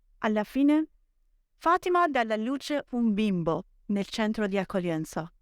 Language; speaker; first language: Italian; non-native, fluent; Persian